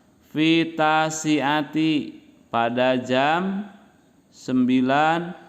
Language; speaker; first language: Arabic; non-native, fluent; Indonesian